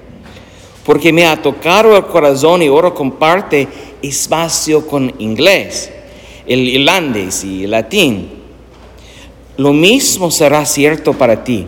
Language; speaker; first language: Spanish; non-native, learner; English